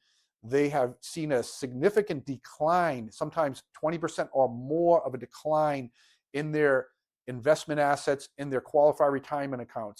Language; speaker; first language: English; native; English